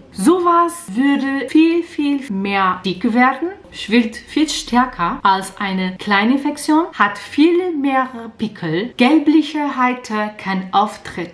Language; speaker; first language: German; non-native, learner; Portuguese